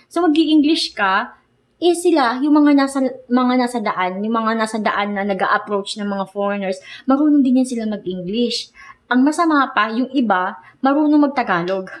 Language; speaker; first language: Filipino; native; Filipino